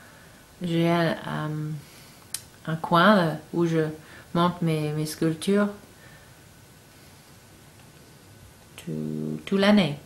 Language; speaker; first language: French; non-native, learner; English